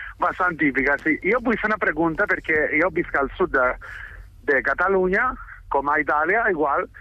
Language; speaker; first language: Catalan; non-native, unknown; Italian